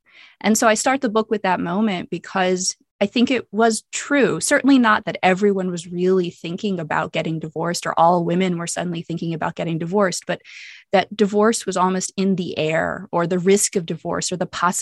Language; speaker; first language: English; native; English